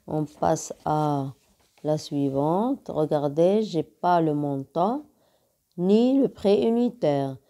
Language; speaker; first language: French; non-native, local second language; Arabic